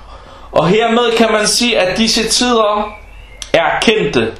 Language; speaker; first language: Danish; non-native, local second language; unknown